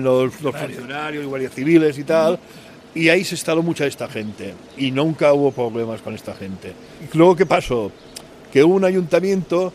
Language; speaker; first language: Spanish; native; Spanish